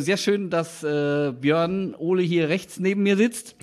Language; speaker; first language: German; native; German